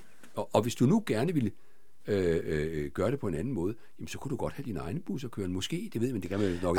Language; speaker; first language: Danish; native; Danish